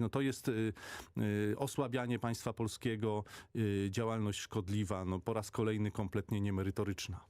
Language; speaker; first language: Polish; native; Polish